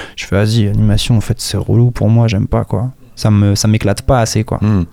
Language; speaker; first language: French; native; French